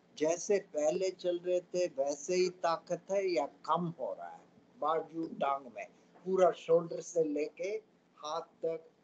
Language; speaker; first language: Hindi; non-native, local second language; Tamil